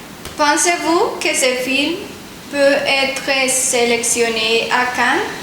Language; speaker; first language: French; non-native, learner; Spanish